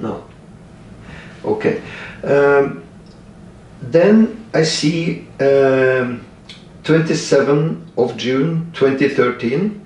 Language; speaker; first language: English; non-native, fluent; Norwegian